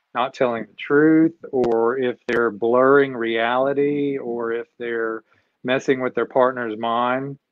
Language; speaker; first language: English; native; English